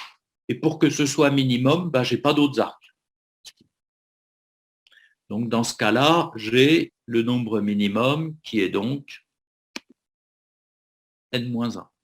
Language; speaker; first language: French; native; French